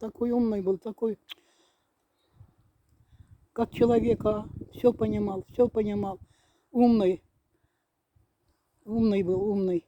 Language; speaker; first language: Russian; non-native, fluent; Azerbaijani